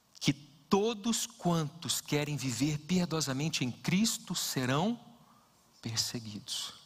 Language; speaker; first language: Portuguese; native; Portuguese